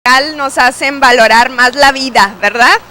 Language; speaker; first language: Spanish; native; Spanish